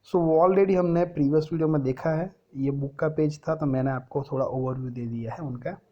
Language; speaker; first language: Hindi; non-native, local second language; Gujarati